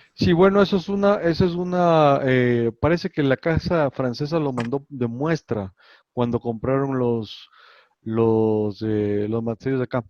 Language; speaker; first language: Spanish; native; Spanish